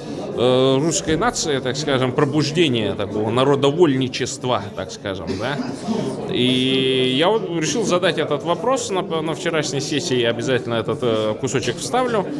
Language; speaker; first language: Russian; native; Russian